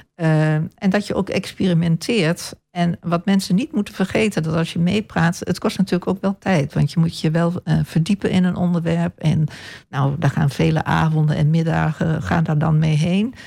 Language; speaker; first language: Dutch; native; Dutch